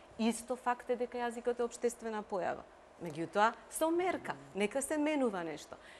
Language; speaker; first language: Macedonian; native; Macedonian